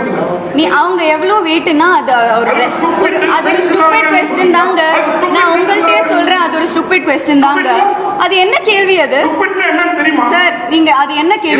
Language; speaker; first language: Tamil; non-native, fluent; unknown